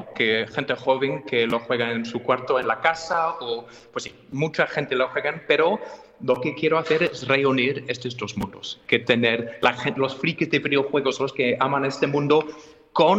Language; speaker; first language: Spanish; non-native, fluent; English